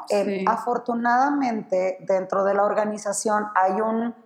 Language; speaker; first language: Spanish; native; Spanish